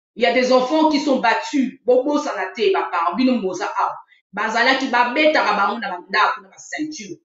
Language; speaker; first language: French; non-native, local second language; Lingala